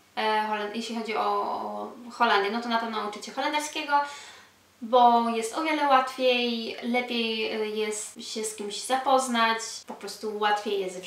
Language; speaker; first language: Polish; early bilingual, heritage; Polish